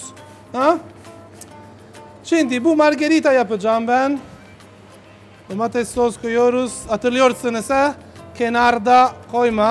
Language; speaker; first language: Turkish; non-native, learner; Italian